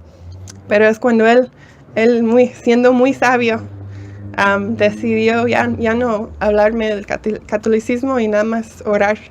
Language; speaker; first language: Spanish; non-native, fluent; English